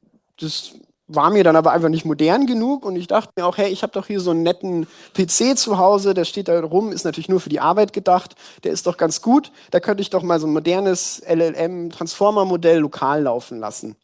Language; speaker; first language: German; native; German